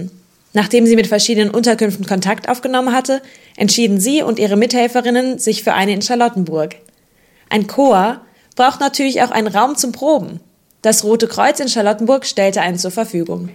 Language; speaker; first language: German; native; German